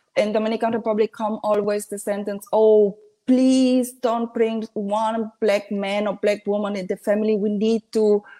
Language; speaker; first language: English; non-native, learner; Spanish